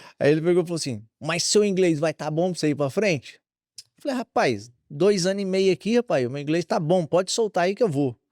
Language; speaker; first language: Portuguese; native; Portuguese